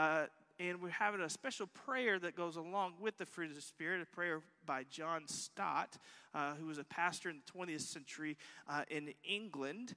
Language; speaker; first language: English; native; English